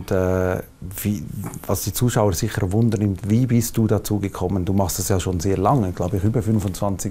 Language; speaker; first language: German; native; German